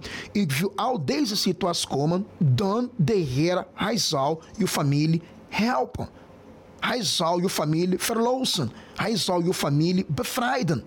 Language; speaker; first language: Dutch; non-native, fluent; Portuguese